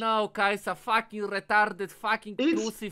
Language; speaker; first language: English; non-native, learner; Polish